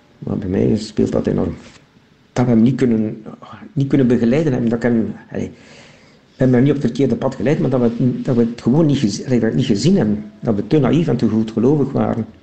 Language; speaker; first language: Dutch; native; Dutch